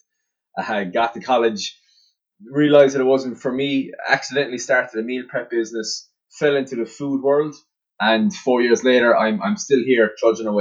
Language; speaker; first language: English; native; English